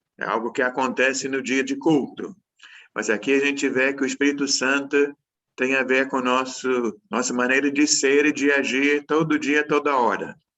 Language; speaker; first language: Portuguese; non-native, fluent; English